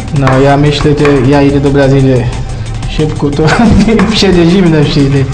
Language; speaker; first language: Polish; non-native, learner; Portuguese